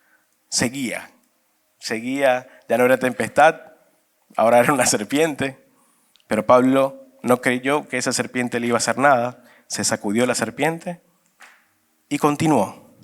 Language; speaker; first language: Spanish; native; Spanish